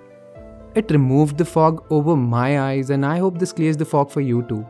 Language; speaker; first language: English; non-native, local second language; Hindi